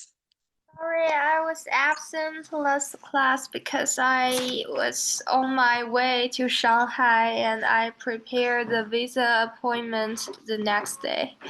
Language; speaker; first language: English; non-native, learner; Chinese